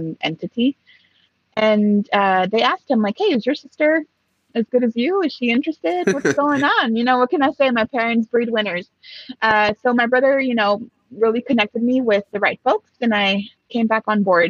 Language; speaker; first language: English; early bilingual, other home language; Spanish